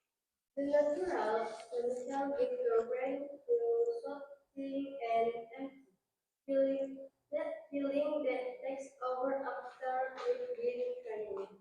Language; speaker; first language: English; non-native, learner; Indonesian